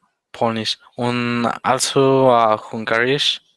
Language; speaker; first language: German; non-native, learner; Spanish